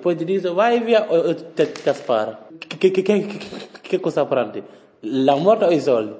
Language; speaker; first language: Italian; non-native, learner; French